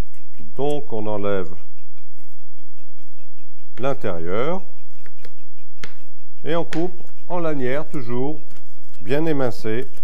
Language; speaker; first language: French; native; French